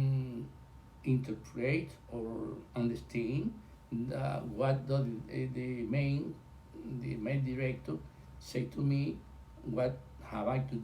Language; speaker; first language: English; non-native, learner; Spanish